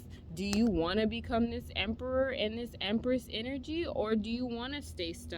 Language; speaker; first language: English; native; English